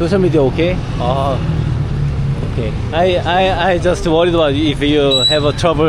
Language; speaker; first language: English; non-native, learner; Korean